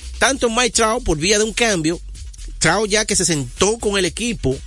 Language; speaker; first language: Spanish; native; Spanish